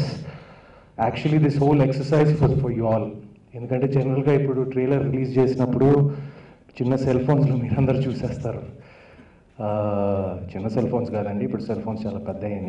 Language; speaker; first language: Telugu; native; Telugu